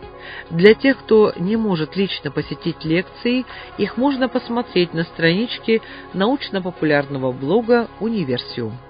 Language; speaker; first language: Russian; native; Russian